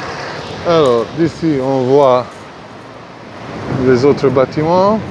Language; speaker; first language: French; non-native, fluent; Hungarian